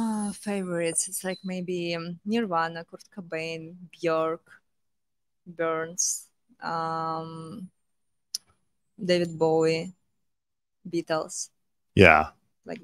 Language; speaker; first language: English; non-native, fluent; Russian